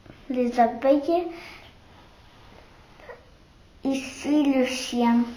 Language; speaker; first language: French; non-native, learner; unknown